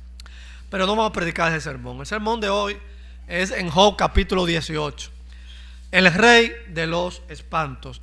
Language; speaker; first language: Spanish; native; Spanish